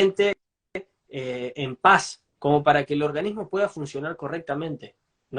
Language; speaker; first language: Spanish; native; Spanish